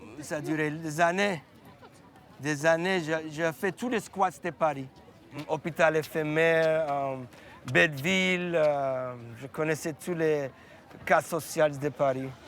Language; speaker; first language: French; non-native, fluent; English